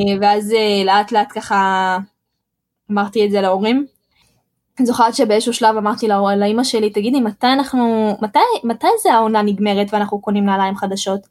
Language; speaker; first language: Hebrew; early bilingual, other home language; Russian